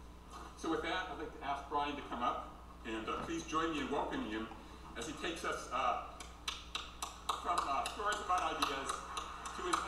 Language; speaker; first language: English; native; English